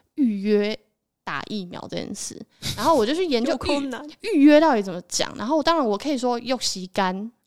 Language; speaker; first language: Chinese; non-native, local second language; Min Nan Chinese